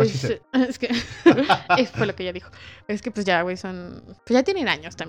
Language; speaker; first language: Spanish; native; Spanish